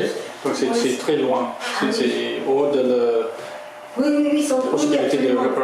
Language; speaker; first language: French; non-native, fluent; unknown